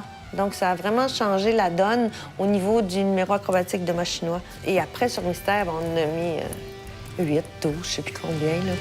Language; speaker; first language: French; native; French